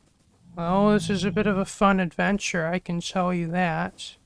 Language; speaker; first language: English; native; English